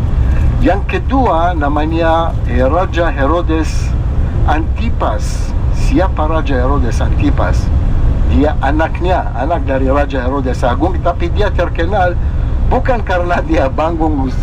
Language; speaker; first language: Indonesian; non-native, fluent; Hebrew